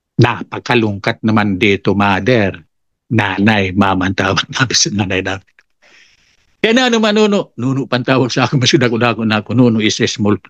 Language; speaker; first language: Filipino; non-native, local second language; Bikol